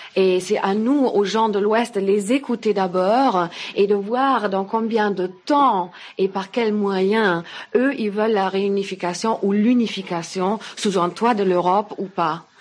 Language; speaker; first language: French; non-native, fluent; German